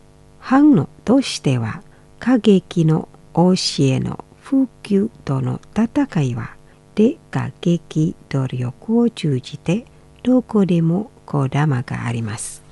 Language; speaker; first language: Japanese; non-native, fluent; Indonesian